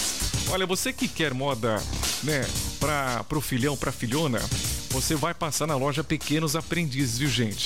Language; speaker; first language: Portuguese; native; Portuguese